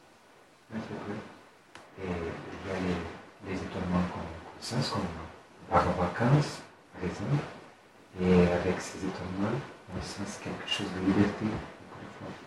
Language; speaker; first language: French; non-native, fluent; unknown